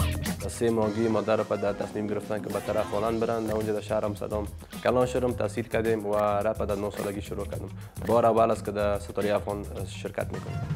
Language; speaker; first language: Persian; early bilingual, heritage; Persian